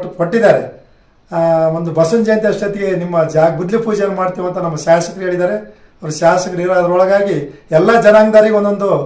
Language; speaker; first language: Kannada; non-native, local second language; Lambadi